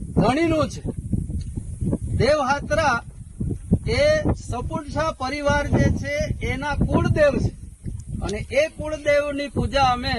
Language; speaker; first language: Gujarati; non-native, local second language; Bhili